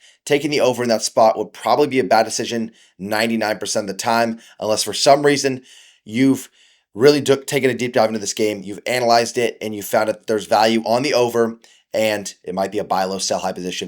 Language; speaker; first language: English; native; English